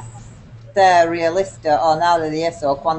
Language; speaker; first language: Spanish; non-native, learner; English